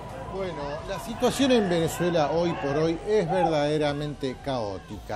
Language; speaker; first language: Spanish; native; Spanish